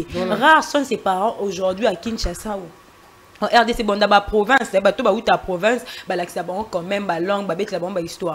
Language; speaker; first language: French; non-native, local second language; Lingala